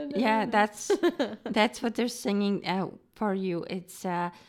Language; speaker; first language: English; non-native, fluent; Polish